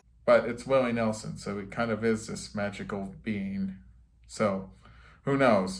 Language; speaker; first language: English; native; English